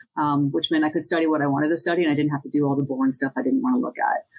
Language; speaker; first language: English; native; English